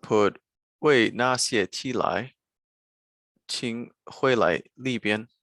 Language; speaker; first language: Chinese; non-native, learner; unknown